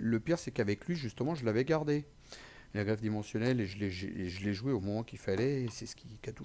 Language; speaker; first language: French; native; French